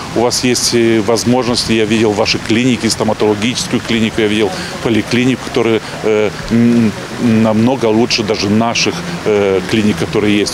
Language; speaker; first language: Russian; non-native, local second language; Romanian